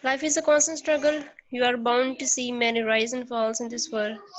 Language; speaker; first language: English; non-native, local second language; Urdu